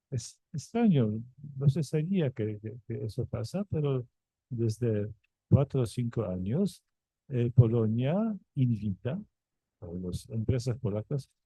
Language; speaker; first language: Spanish; non-native, fluent; Polish